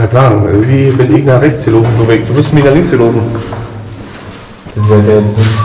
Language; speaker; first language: German; native; German